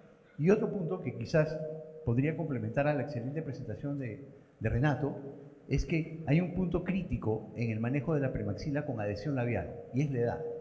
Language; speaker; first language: Spanish; native; Spanish